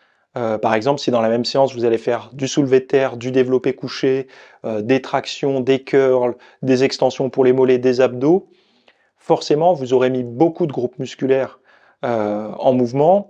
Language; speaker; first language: French; native; French